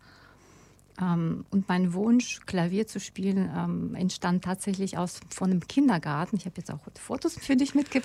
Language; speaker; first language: German; non-native, fluent; Russian